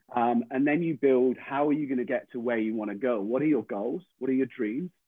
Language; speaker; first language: English; native; English